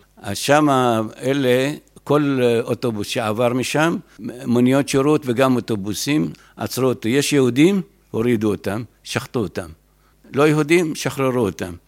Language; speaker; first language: Hebrew; non-native, fluent; Arabic